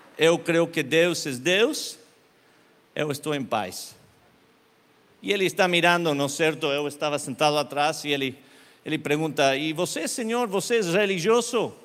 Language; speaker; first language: Portuguese; non-native, learner; Spanish